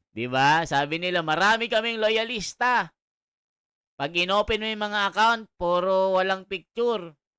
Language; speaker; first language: Filipino; native; Filipino